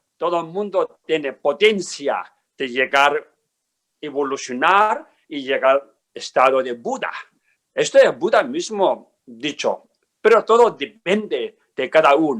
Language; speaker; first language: Spanish; non-native, learner; Tibetan